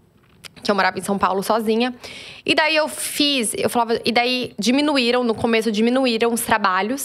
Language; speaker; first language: Portuguese; native; Portuguese